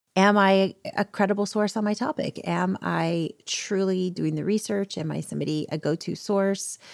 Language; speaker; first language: English; native; English